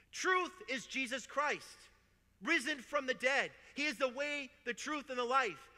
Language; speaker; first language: English; native; English